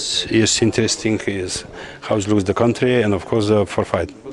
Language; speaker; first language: English; non-native, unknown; Lithuanian